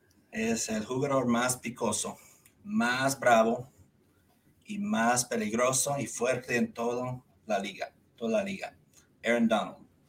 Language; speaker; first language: Spanish; early bilingual, other home language; English